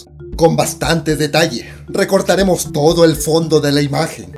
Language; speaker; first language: Spanish; native; Spanish